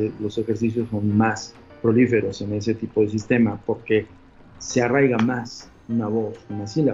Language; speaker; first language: Spanish; native; Spanish